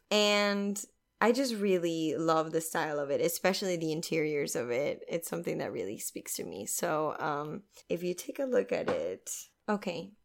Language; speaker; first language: English; non-native, fluent; Spanish